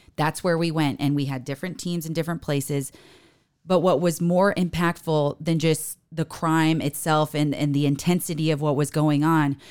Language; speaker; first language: English; native; English